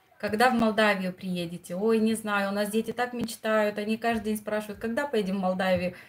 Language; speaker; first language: Russian; non-native, local second language; Romanian